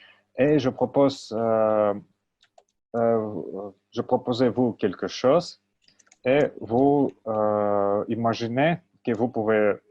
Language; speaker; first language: French; non-native, learner; Russian